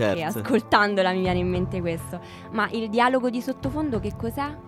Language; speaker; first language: Italian; native; Italian